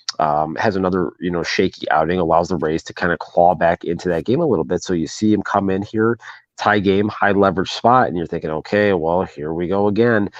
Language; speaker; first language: English; native; English